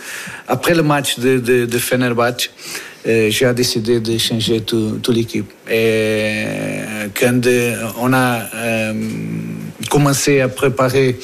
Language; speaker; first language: French; non-native, fluent; Portuguese